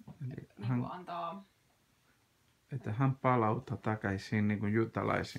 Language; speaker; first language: Finnish; non-native, learner; Spanish